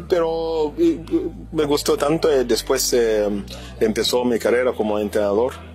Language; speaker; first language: Spanish; non-native, fluent; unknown